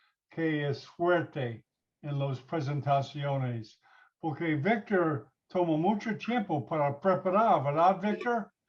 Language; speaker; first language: Spanish; non-native, learner; English